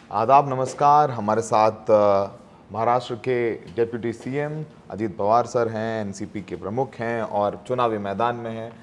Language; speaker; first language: Hindi; native; Hindi